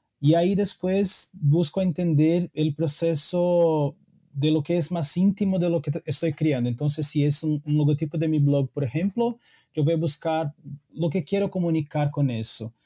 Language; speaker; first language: Spanish; non-native, fluent; Portuguese